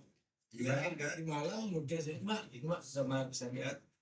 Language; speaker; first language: Indonesian; native; Indonesian